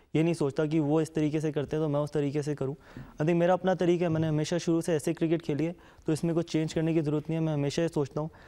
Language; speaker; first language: Hindi; native; Hindi